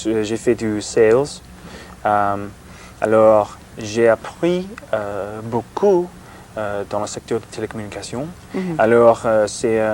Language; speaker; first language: French; non-native, learner; English